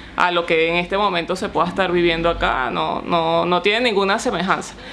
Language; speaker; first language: Spanish; native; Spanish